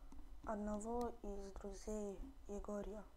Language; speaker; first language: Russian; early bilingual, heritage; Russian